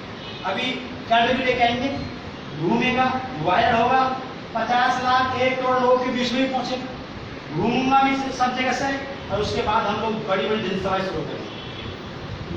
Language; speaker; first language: Hindi; native; Hindi